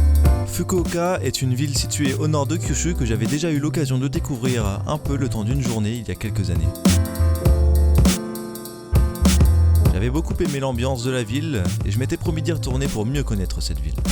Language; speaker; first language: French; native; French